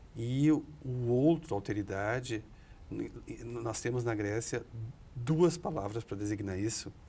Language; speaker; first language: Portuguese; native; Portuguese